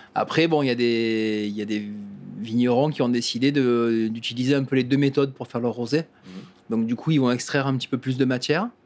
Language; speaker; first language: French; native; French